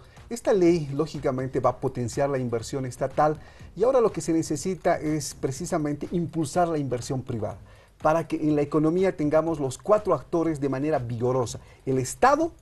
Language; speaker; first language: Spanish; native; Spanish